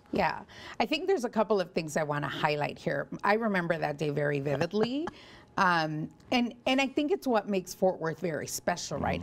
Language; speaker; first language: English; early bilingual, other home language; Spanish